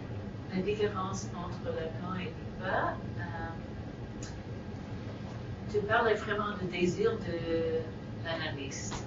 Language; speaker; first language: French; non-native, learner; English